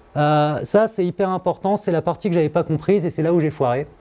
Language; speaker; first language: French; native; French